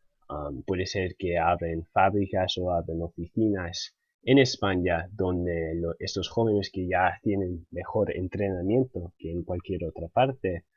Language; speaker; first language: Spanish; non-native, fluent; English